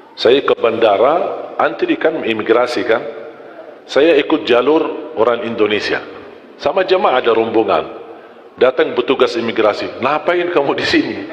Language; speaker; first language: Malay; non-native, fluent; Arabic